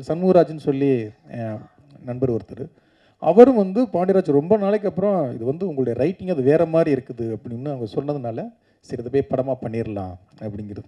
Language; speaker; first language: Tamil; native; Tamil